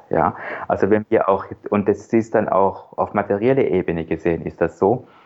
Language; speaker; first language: German; non-native, fluent; Persian